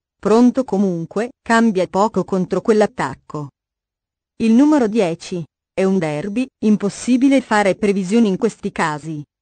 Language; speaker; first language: Italian; native; Italian